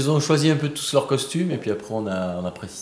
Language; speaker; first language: French; native; French